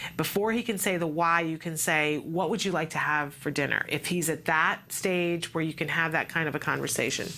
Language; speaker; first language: English; native; English